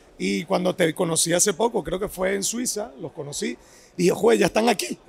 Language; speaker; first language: Spanish; native; Spanish